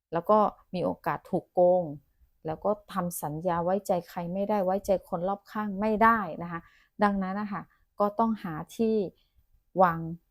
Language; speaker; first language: Thai; non-native, local second language; Chinese